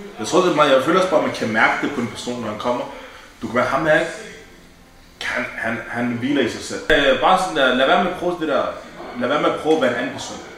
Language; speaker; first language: Danish; early bilingual, other home language; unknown